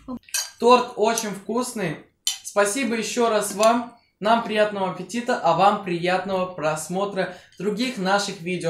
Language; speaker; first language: Russian; native; Russian